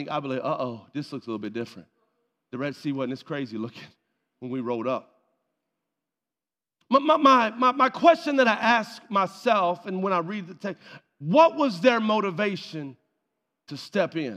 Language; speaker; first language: English; native; English